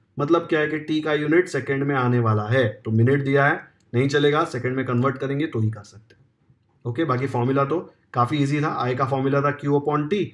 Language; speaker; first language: Hindi; non-native, local second language; Marathi